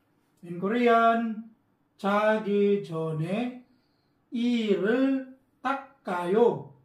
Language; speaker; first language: Korean; non-native, fluent; Filipino